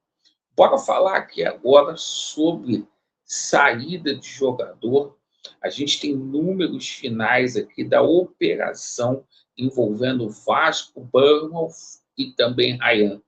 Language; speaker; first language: Portuguese; native; Portuguese